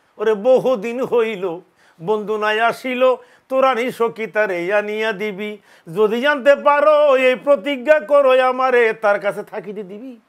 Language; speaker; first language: Bangla; native; Bangla